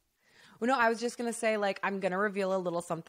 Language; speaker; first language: English; native; English